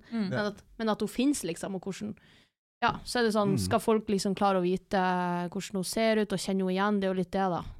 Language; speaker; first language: Norwegian; native; Norwegian